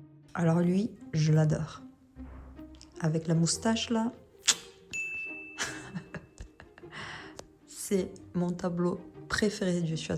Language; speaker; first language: French; native; French